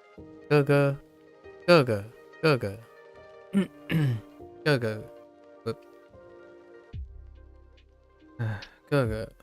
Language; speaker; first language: Chinese; non-native, learner; English